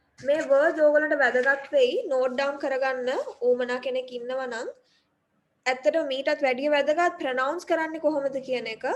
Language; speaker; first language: Sinhala; native; Sinhala